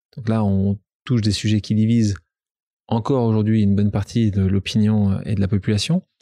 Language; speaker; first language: French; native; French